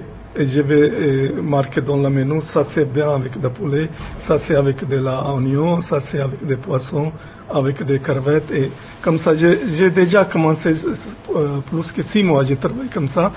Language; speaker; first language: French; non-native, fluent; Punjabi